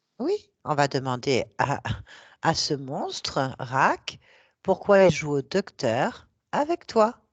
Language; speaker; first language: French; native; French